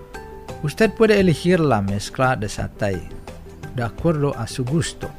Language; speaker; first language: Spanish; non-native, fluent; Indonesian